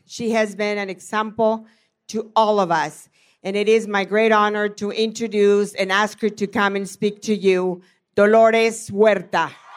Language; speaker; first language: English; non-native, fluent; Spanish